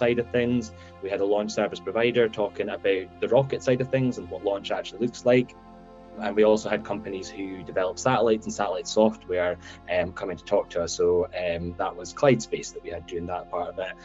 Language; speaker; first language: English; native; English